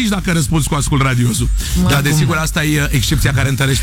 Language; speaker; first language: Romanian; native; Romanian